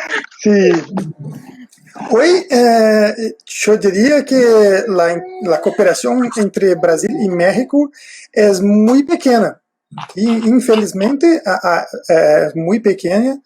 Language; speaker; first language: Spanish; non-native, fluent; Portuguese